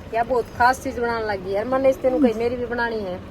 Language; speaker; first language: Hindi; native; Hindi